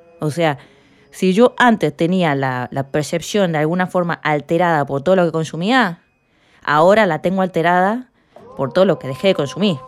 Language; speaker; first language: Spanish; native; Spanish